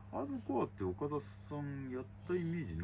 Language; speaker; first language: Japanese; native; Japanese